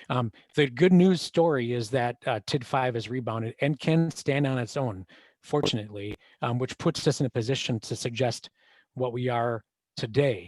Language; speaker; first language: English; native; English